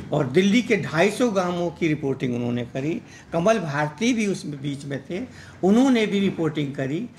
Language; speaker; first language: Hindi; native; Hindi